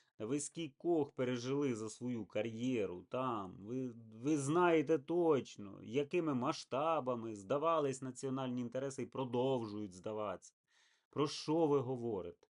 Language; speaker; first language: Ukrainian; native; Ukrainian